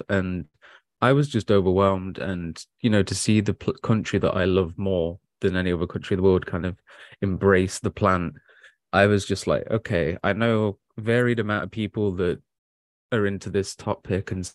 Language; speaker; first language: English; native; English